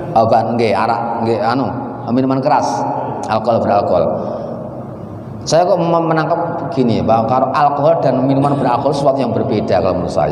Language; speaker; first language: Indonesian; native; Indonesian